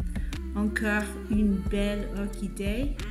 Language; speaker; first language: French; non-native, fluent; English